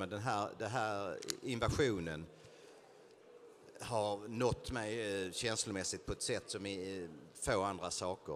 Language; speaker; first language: Swedish; native; Swedish